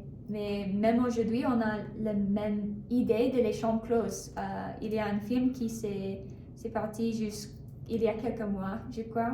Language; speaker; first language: French; non-native, learner; English